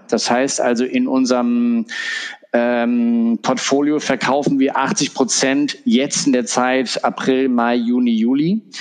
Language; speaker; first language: German; native; German